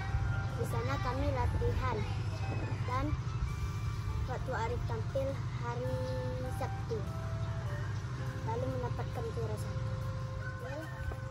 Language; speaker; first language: Indonesian; non-native, local second language; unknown